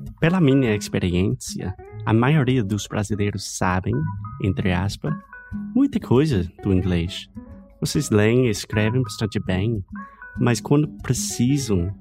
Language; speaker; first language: Portuguese; non-native, fluent; English